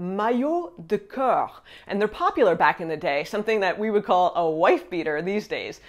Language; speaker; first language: English; native; English